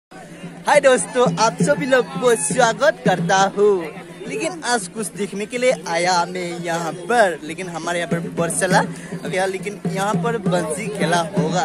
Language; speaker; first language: Hindi; non-native, local second language; Assamese